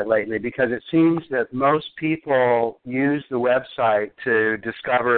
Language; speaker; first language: English; native; English